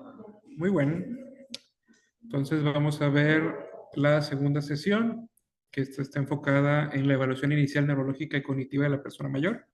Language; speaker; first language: Spanish; native; Spanish